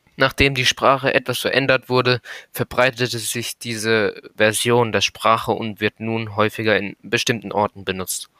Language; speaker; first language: German; native; German